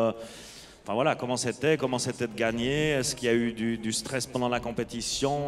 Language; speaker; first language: French; native; French